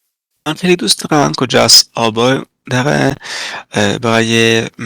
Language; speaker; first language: Persian; non-native, learner; Italian